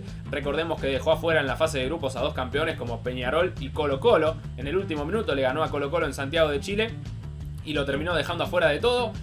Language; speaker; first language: Spanish; native; Spanish